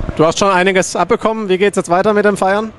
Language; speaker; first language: German; native; German